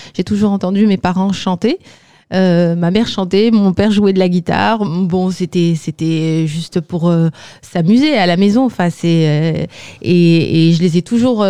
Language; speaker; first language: French; non-native, local second language; Kabyle